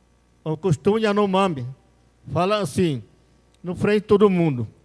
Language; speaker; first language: Portuguese; non-native, local second language; Yanomámi